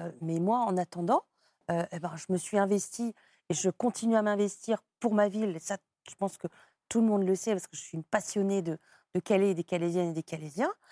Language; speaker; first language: French; native; French